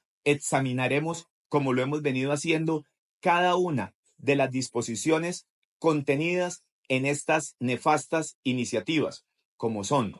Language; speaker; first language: Spanish; native; Spanish